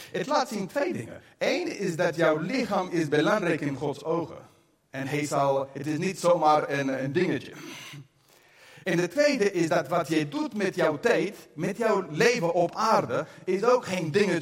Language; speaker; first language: Dutch; non-native, fluent; English